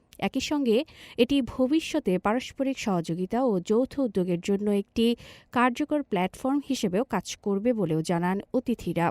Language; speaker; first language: Bangla; native; Bangla